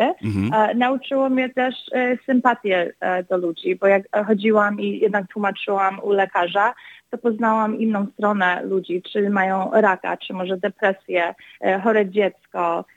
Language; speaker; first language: Polish; early bilingual, other home language; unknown